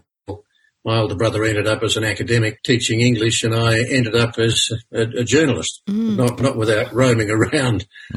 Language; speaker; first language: English; native; English